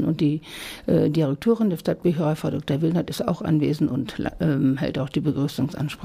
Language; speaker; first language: German; native; German